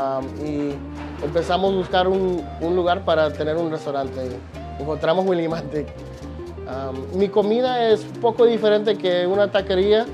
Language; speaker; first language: Spanish; early bilingual, other home language; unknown